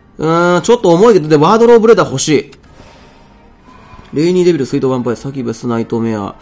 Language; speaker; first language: Japanese; native; Japanese